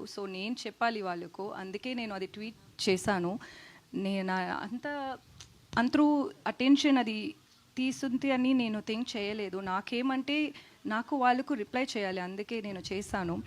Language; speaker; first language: Telugu; non-native, learner; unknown